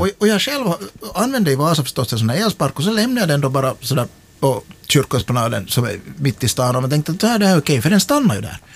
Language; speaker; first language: Swedish; native; Swedish